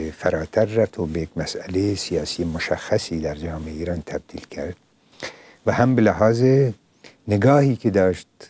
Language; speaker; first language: Persian; non-native, local second language; Central Kurdish